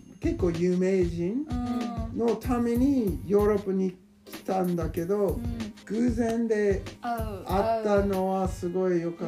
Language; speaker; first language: Japanese; non-native, learner; English